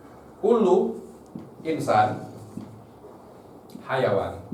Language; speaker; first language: Arabic; non-native, fluent; Indonesian